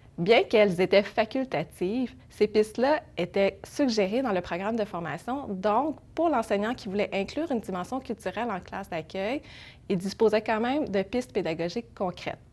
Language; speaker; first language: French; early bilingual, other home language; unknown